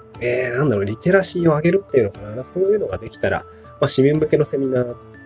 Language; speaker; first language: Japanese; native; Japanese